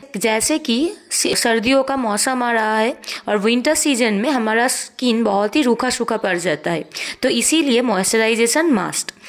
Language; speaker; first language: Hindi; non-native, local second language; Bangla